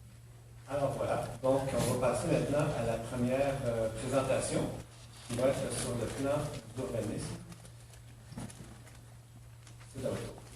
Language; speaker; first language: French; native; French